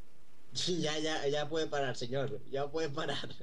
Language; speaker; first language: Spanish; native; Spanish